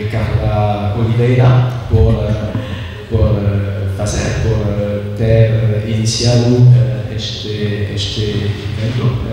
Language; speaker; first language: Portuguese; non-native, learner; French